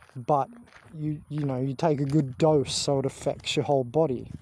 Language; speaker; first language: English; native; English